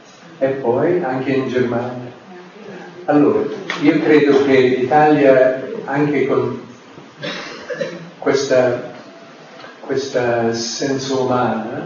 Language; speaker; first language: Italian; non-native, fluent; English